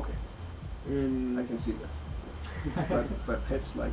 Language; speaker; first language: English; non-native, fluent; Danish